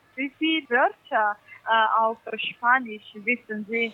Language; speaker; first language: German; non-native, learner; Spanish